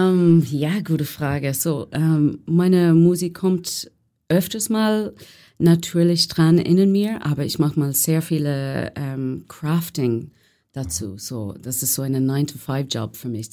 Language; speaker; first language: German; non-native, learner; English